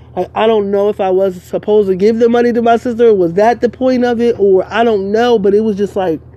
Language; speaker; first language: English; native; English